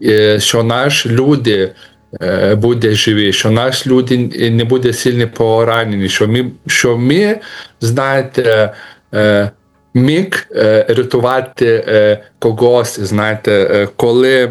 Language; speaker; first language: Ukrainian; non-native, learner; Lithuanian